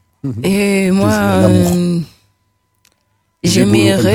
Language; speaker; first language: French; non-native, local second language; Rundi